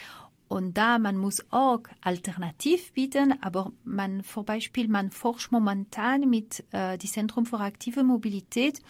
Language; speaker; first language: German; non-native, fluent; French